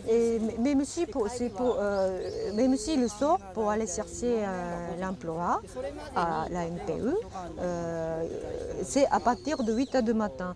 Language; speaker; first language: French; non-native, fluent; Japanese